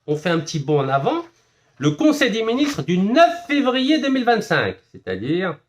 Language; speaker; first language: French; non-native, local second language; Arabic